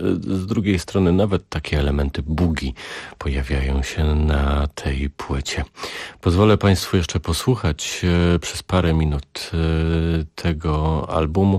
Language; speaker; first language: Polish; native; Polish